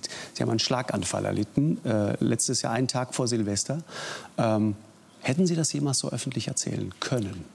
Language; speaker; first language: German; native; German